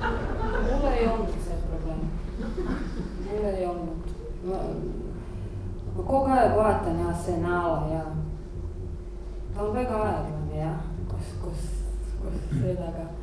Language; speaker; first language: Estonian; non-native, learner; Croatian